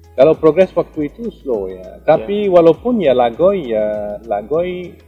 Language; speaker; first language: Indonesian; non-native, fluent; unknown